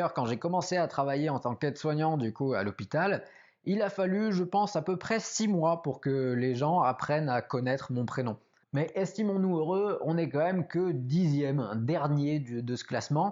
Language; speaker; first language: French; native; French